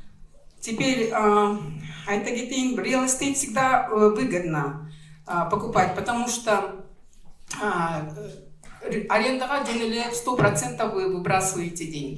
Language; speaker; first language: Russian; non-native, local second language; Kyrgyz